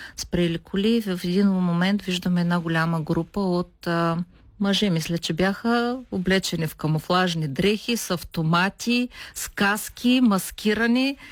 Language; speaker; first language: Bulgarian; native; Bulgarian